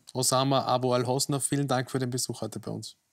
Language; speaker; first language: German; native; German